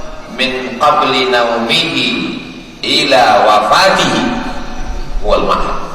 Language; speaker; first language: Arabic; non-native, fluent; Indonesian